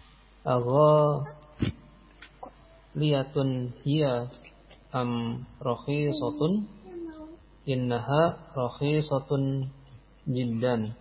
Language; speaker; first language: Arabic; non-native, learner; Indonesian